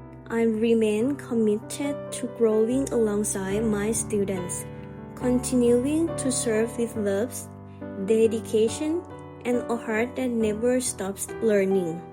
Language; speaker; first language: English; non-native, fluent; Thai